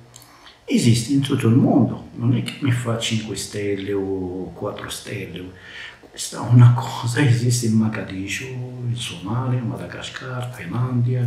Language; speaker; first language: Italian; non-native, learner; Arabic